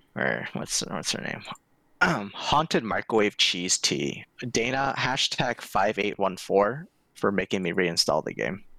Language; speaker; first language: English; early bilingual, other home language; Korean